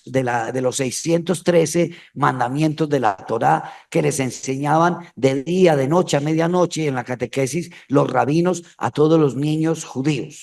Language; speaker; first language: Spanish; native; Spanish